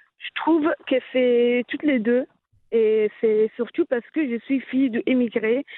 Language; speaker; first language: French; non-native, fluent; Italian